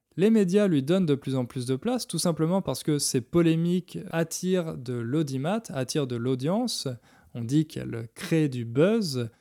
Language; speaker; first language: French; native; French